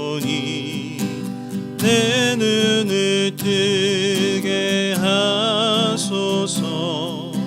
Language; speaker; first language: Korean; native; Korean